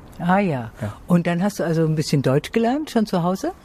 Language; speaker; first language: German; native; German